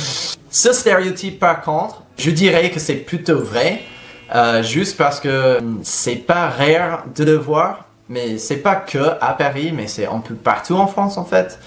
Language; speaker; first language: French; non-native, fluent; English